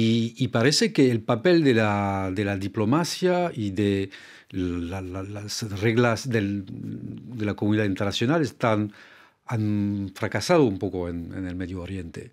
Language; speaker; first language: Spanish; non-native, fluent; French